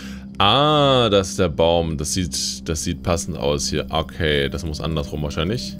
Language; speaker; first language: German; native; German